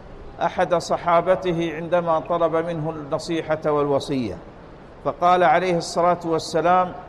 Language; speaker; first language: Arabic; native; Arabic